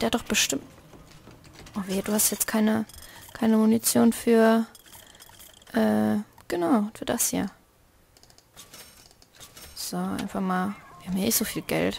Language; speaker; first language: German; native; German